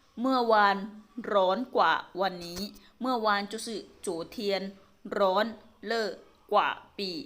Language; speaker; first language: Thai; native; Thai